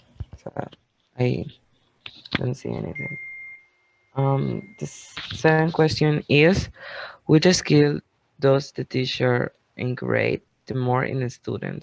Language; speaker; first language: English; non-native, learner; Spanish